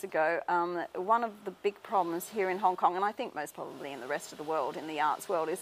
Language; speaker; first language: English; native; English